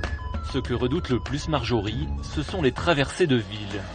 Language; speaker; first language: French; native; French